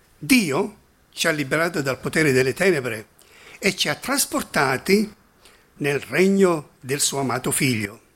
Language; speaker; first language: Italian; non-native, fluent; German